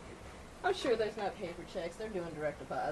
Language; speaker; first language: English; native; English